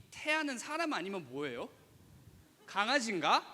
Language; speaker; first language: Korean; early bilingual, other home language; English